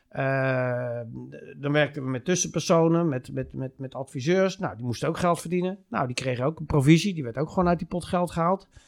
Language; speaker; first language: Dutch; native; Dutch